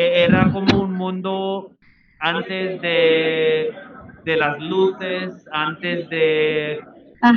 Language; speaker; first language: Spanish; non-native, fluent; German